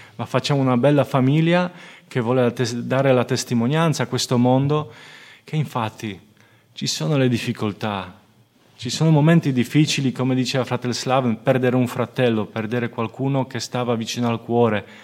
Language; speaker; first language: Italian; non-native, fluent; Polish